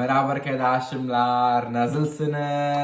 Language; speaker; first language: Turkish; non-native, learner; Italian